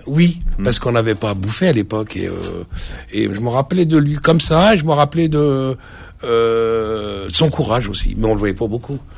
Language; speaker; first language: French; early bilingual, other home language; Arabic